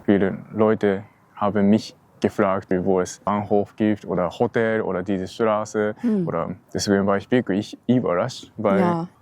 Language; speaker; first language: German; non-native, learner; Japanese